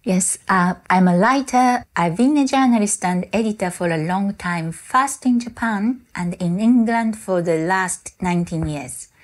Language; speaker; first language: English; non-native, fluent; Japanese